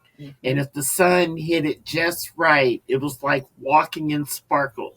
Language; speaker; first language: English; native; English